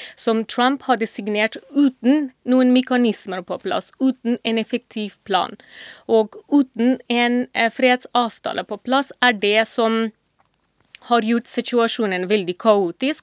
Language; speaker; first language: Norwegian; non-native, fluent; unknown